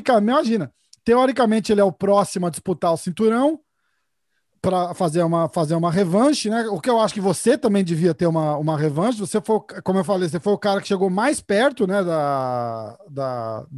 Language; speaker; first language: Portuguese; native; Portuguese